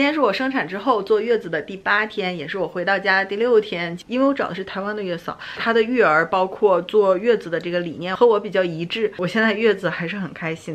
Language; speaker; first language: Chinese; native; Chinese